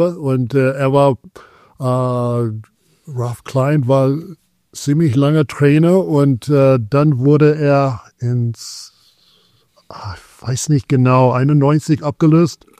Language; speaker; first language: German; non-native, fluent; English